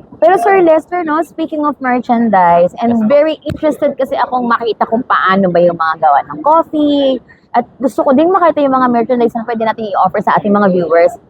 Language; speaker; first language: Filipino; non-native, local second language; Pampanga